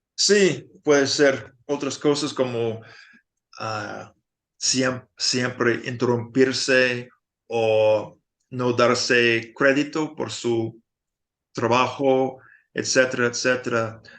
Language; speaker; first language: Spanish; non-native, fluent; English